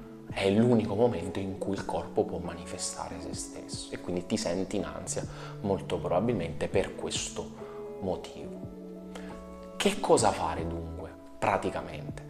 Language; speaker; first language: Italian; native; Italian